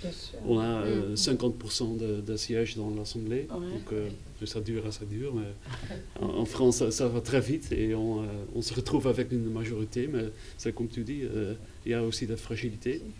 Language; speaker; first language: French; non-native, fluent; Dutch